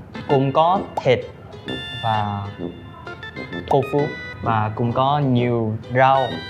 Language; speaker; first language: Vietnamese; non-native, learner; Korean